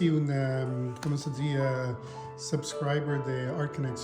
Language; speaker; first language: French; non-native, local second language; English